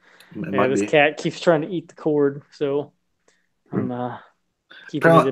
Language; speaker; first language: English; native; English